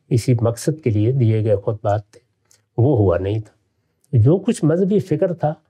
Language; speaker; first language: Urdu; non-native, local second language; Punjabi